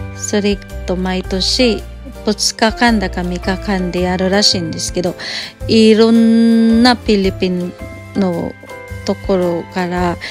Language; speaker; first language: Japanese; non-native, fluent; Cebuano